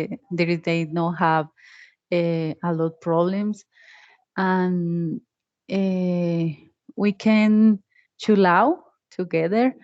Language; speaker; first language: English; non-native, learner; Spanish